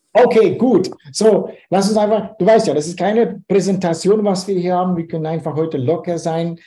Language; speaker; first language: German; non-native, fluent; Dutch